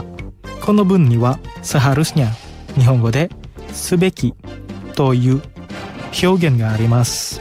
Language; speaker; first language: Japanese; non-native, fluent; Indonesian